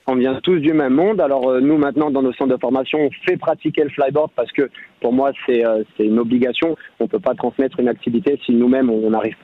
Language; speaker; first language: French; native; French